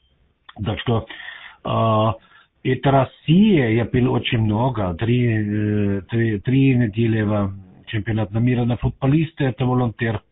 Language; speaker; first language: Russian; non-native, learner; German